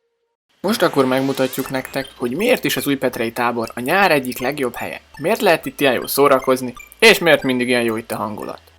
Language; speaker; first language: Hungarian; native; Hungarian